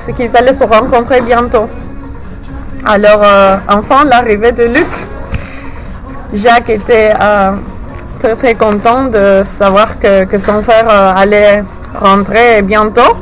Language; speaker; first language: French; non-native, learner; English